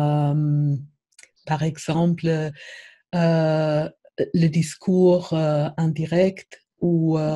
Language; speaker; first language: French; non-native, fluent; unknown